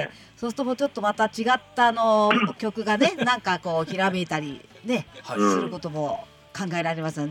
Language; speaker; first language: Japanese; native; Japanese